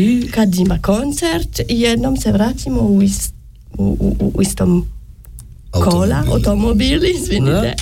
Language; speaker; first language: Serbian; non-native, learner; French